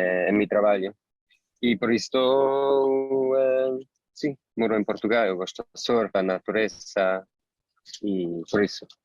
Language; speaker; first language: Portuguese; non-native, fluent; German